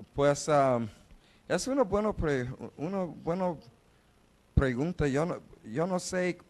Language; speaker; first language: Spanish; non-native, learner; English